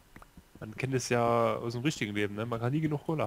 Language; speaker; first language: German; native; German